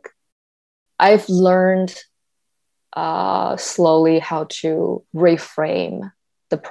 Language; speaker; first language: English; non-native, fluent; Chinese